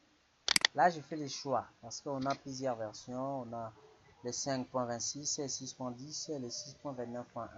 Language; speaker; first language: French; non-native, local second language; Lingala